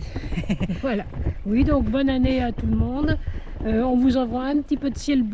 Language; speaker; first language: French; native; French